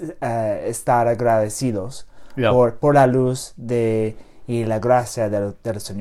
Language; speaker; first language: Spanish; non-native, learner; English